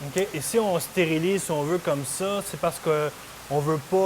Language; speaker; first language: French; native; French